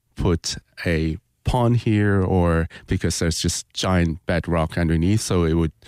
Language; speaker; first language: English; non-native, local second language; Cantonese